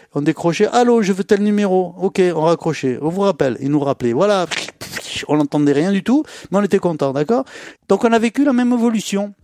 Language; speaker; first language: French; native; French